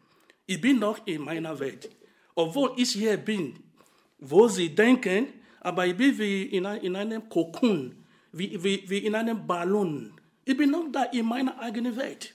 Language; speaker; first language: German; non-native, fluent; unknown